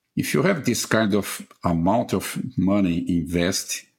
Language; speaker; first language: English; non-native, fluent; Portuguese